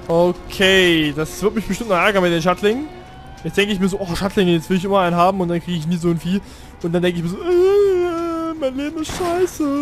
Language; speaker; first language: German; native; German